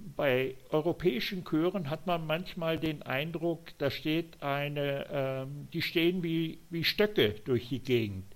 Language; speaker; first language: German; native; German